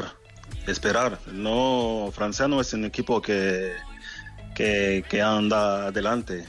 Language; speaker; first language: Spanish; non-native, fluent; French